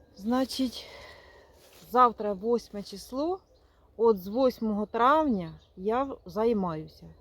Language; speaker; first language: Ukrainian; non-native, local second language; Russian